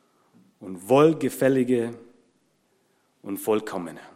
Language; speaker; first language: German; non-native, fluent; English